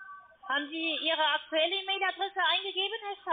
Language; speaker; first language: German; non-native, learner; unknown